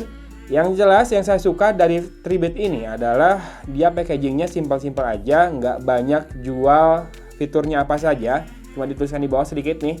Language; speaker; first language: Indonesian; native; Indonesian